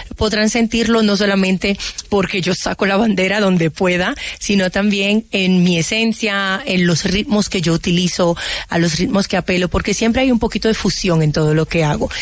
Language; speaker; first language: Spanish; early bilingual, other home language; Haitian Creole